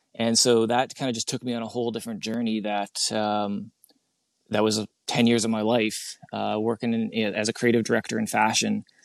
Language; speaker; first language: English; native; English